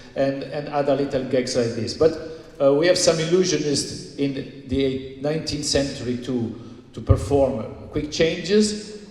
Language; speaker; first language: English; non-native, fluent; Italian